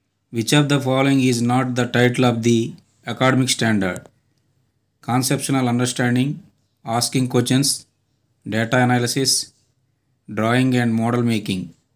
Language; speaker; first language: English; non-native, local second language; Telugu